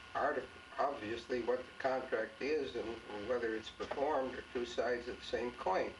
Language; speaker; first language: English; native; English